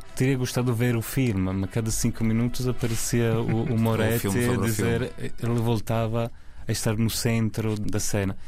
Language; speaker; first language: Portuguese; non-native, fluent; Italian